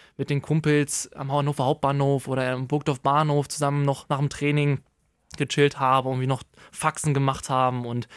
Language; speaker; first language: German; native; German